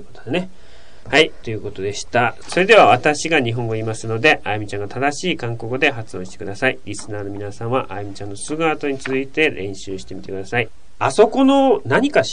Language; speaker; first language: Japanese; native; Japanese